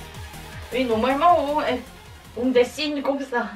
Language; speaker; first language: French; non-native, learner; Japanese